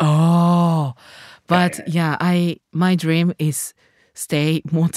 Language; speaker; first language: English; non-native, learner; Japanese